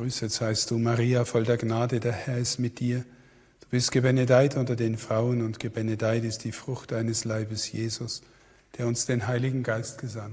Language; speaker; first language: German; native; German